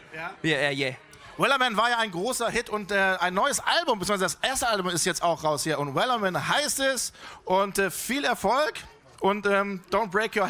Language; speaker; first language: German; native; German